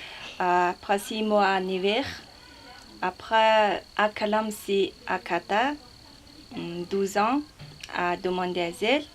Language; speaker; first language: French; non-native, learner; Mongolian